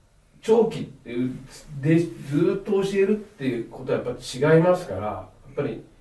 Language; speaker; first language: Japanese; native; Japanese